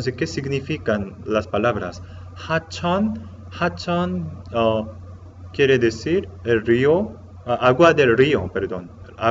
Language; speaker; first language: Spanish; non-native, learner; Korean